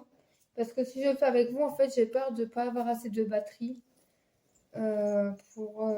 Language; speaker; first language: French; native; French